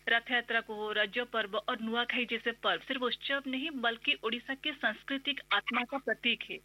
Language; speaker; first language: Hindi; non-native, local second language; Odia